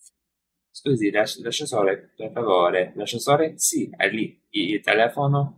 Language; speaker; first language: Italian; non-native, learner; English